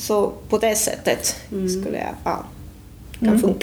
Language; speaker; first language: Swedish; non-native, fluent; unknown